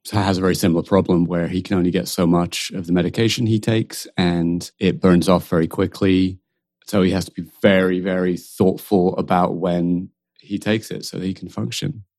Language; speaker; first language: English; native; English